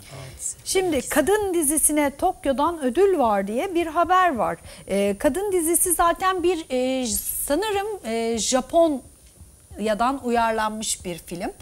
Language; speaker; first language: Turkish; native; Turkish